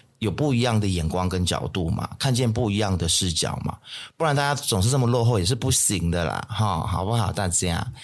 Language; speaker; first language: Chinese; native; Chinese